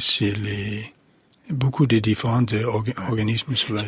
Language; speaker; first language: French; non-native, fluent; Danish